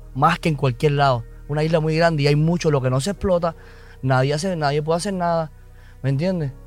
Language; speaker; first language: Spanish; native; Spanish